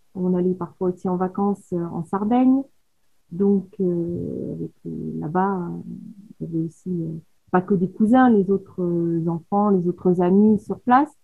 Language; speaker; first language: French; native; French